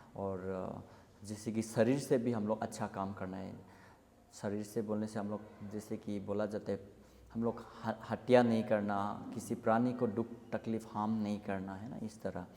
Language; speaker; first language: Hindi; non-native, local second language; Assamese